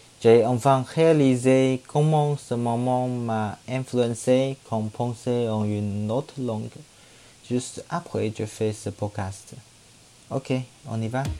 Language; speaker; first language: French; non-native, learner; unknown